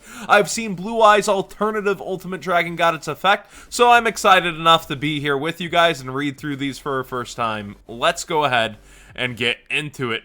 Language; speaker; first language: English; native; English